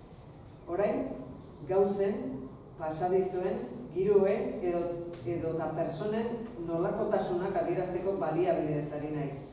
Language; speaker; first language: Basque; native; Basque